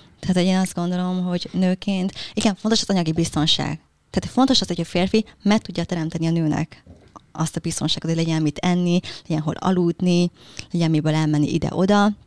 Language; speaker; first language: Hungarian; early bilingual, other home language; Vietnamese